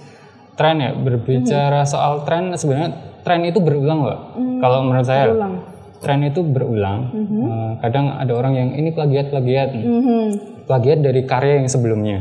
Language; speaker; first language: Indonesian; native; Indonesian